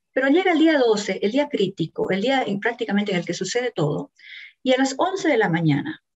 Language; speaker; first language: Spanish; native; Spanish